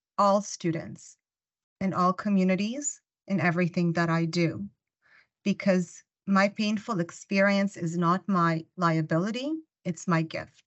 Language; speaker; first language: English; non-native, fluent; Russian